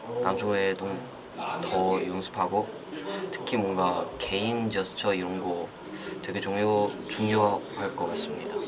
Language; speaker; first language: Korean; non-native, learner; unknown